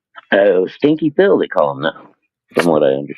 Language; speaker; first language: English; native; English